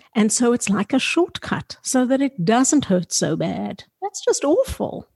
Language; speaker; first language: English; native; English